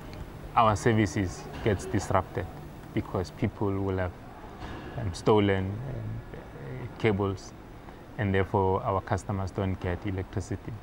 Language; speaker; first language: English; non-native, local second language; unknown